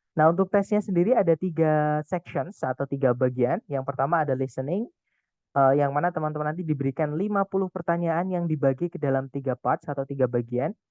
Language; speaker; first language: Indonesian; non-native, local second language; Javanese